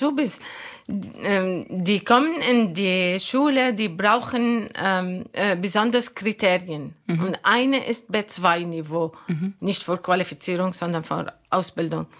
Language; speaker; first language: German; non-native, learner; Arabic